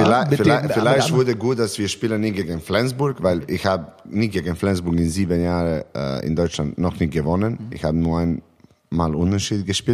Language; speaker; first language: German; non-native, learner; Serbian